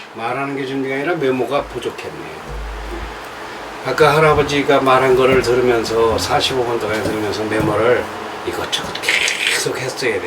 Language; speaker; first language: Korean; native; Korean